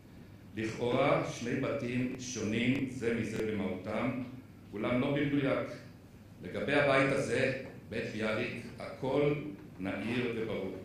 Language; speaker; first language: Hebrew; native; Hebrew